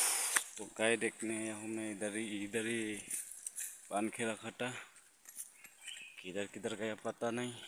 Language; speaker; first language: Hindi; non-native, local second language; Garo